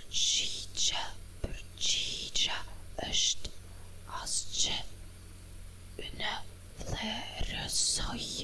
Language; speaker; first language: Albanian; non-native, learner; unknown